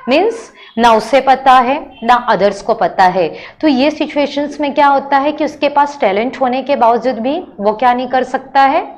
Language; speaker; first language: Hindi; native; Hindi